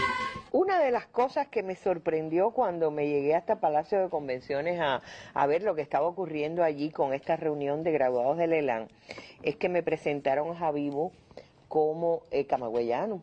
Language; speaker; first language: Spanish; native; Spanish